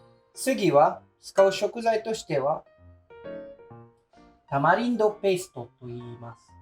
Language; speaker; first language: Japanese; non-native, fluent; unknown